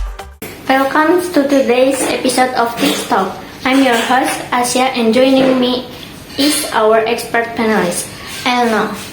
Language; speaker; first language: English; non-native, learner; Indonesian